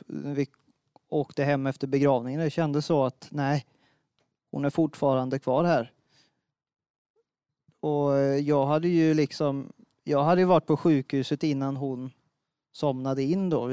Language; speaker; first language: Swedish; native; Swedish